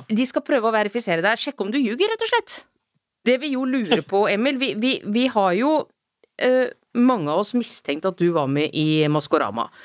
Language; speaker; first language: Norwegian; native; Norwegian